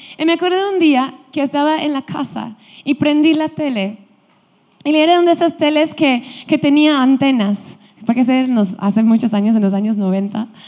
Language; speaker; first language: Spanish; non-native, fluent; English